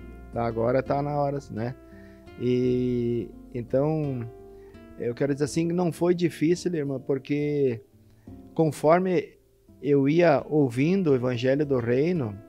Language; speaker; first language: Portuguese; native; Portuguese